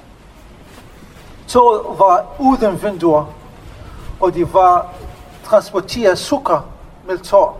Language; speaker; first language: Danish; non-native, learner; Arabic